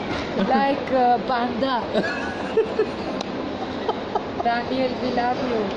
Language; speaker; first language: English; non-native, learner; Turkish